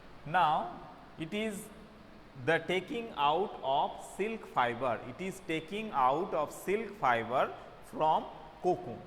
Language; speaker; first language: English; non-native, local second language; Bangla